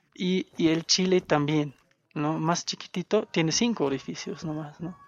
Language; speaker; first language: Spanish; non-native, fluent; German